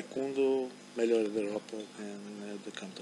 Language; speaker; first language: Portuguese; non-native, fluent; German